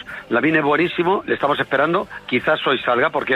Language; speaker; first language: Spanish; native; Spanish